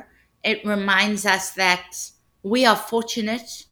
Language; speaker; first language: English; native; English